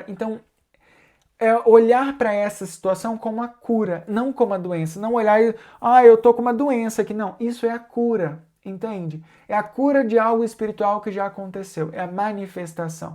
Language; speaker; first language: Portuguese; native; Portuguese